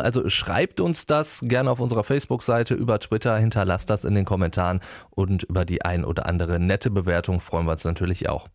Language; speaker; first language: German; native; German